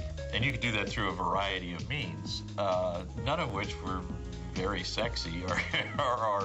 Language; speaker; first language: English; native; English